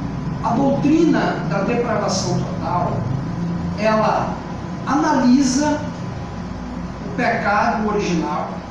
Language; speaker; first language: Portuguese; native; Portuguese